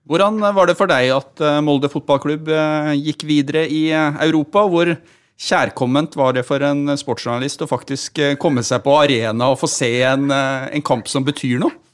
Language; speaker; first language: Norwegian; native; Norwegian